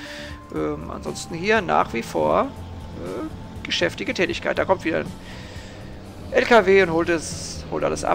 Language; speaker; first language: German; native; German